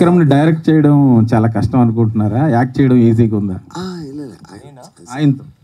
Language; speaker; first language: Telugu; native; Telugu